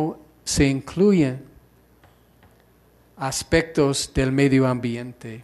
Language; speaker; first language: Spanish; non-native, fluent; English